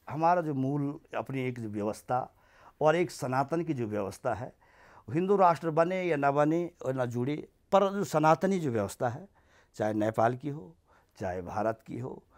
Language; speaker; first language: Hindi; native; Hindi